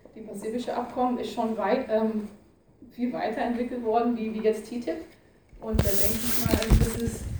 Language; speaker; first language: German; non-native, fluent; English